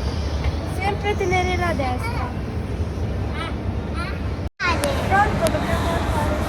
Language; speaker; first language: Italian; early bilingual, other home language; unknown